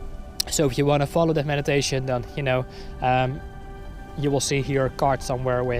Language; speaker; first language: English; non-native, fluent; Dutch